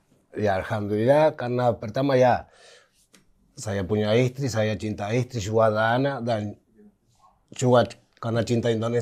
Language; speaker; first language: Indonesian; non-native, fluent; Spanish